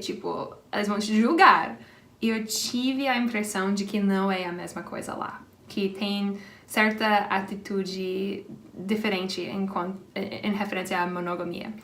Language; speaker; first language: Portuguese; non-native, fluent; English